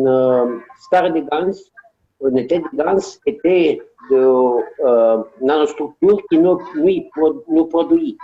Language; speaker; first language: French; non-native, learner; Romanian